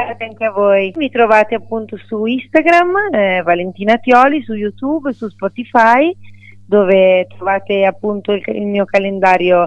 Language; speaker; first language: Italian; native; Italian